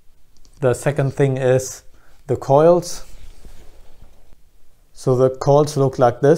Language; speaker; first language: English; non-native, fluent; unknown